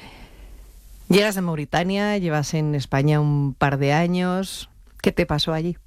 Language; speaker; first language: Spanish; native; Spanish